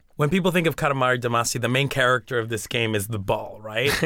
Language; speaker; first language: English; early bilingual, other home language; Spanish